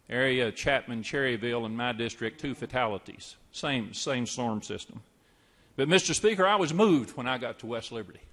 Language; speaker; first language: English; native; English